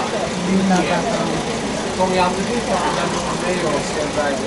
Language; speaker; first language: Chinese; non-native, fluent; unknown